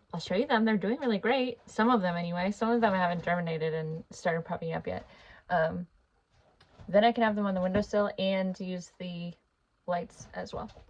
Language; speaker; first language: English; native; English